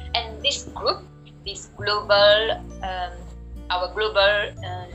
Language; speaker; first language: English; non-native, fluent; French